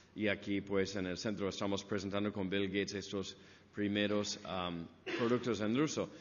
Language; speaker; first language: Spanish; non-native, fluent; English